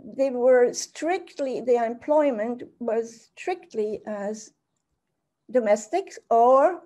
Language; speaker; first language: English; early bilingual, other home language; German